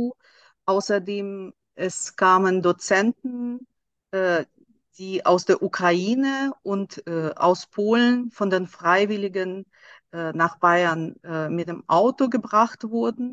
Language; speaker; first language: German; non-native, fluent; Russian